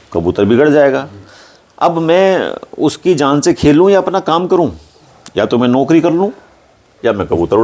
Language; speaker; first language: Hindi; native; Hindi